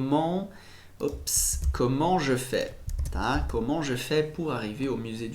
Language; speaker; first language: French; non-native, fluent; Portuguese